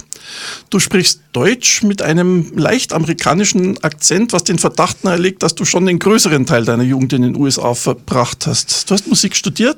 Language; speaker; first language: German; native; German